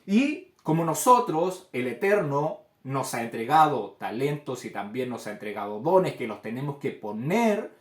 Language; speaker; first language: Spanish; native; Spanish